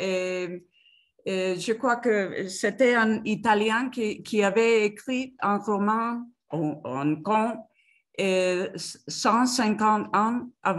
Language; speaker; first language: French; non-native, fluent; Spanish